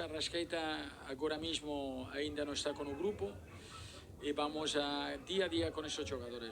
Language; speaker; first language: Portuguese; non-native, learner; Spanish